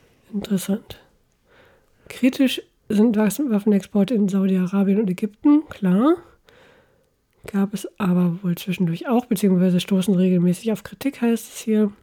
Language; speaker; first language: German; native; German